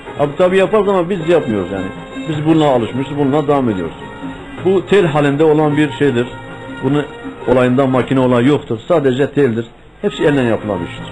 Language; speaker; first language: Turkish; native; Turkish